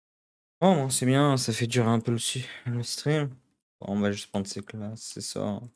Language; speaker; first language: French; native; French